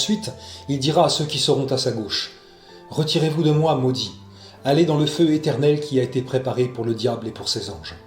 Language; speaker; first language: French; native; French